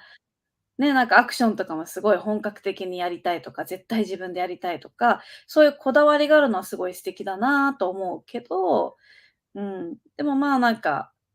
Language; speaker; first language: Japanese; native; Japanese